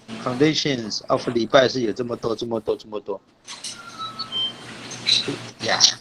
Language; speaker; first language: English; non-native, fluent; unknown